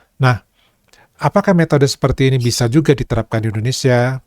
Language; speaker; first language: Indonesian; native; Indonesian